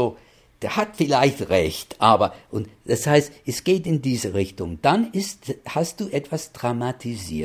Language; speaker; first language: German; non-native, fluent; English